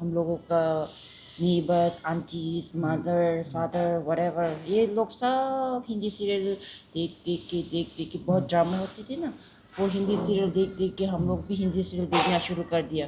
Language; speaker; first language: Hindi; non-native, learner; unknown